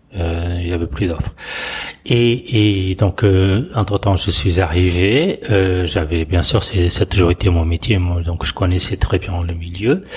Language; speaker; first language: French; non-native, fluent; Portuguese